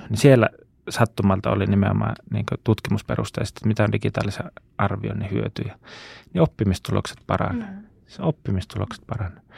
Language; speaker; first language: Finnish; native; Finnish